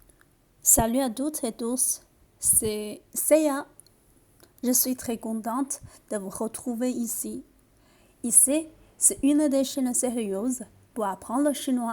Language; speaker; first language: French; non-native, learner; Chinese